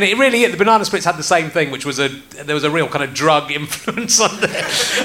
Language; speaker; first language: English; native; English